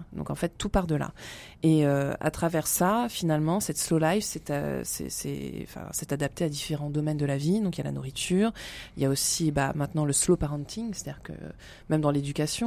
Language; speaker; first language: French; native; French